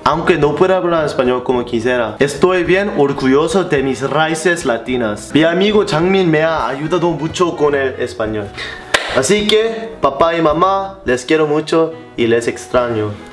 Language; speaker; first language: Spanish; early bilingual, heritage; Spanish